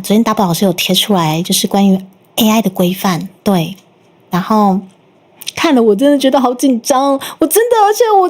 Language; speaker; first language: Chinese; native; Chinese